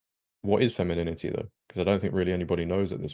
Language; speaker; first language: English; native; English